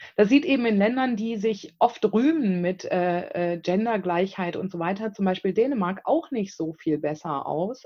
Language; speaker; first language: German; native; German